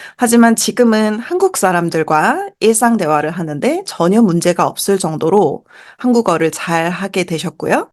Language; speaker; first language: Korean; native; Korean